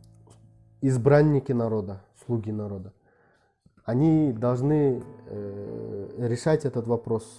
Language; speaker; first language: Russian; non-native, local second language; Kyrgyz